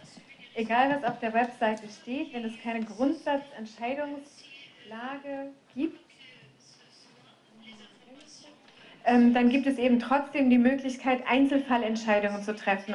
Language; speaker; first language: German; native; German